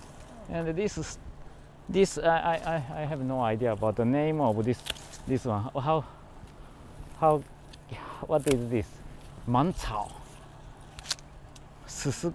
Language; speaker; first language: English; non-native, learner; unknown